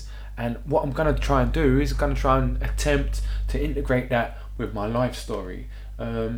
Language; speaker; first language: English; native; English